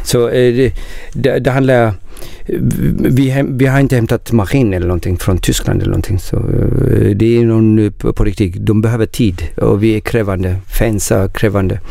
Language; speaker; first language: Swedish; non-native, learner; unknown